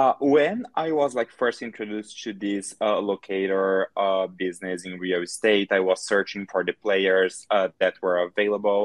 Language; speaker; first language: English; non-native, fluent; Portuguese